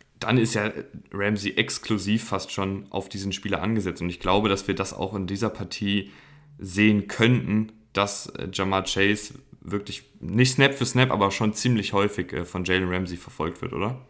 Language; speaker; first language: German; native; German